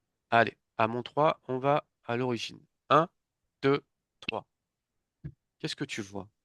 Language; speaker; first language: French; native; French